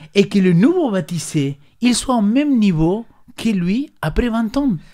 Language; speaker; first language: French; non-native, fluent; Spanish